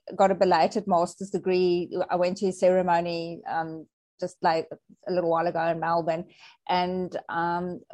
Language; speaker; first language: English; native; English